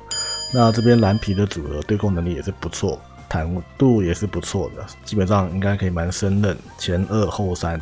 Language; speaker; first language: Chinese; native; Chinese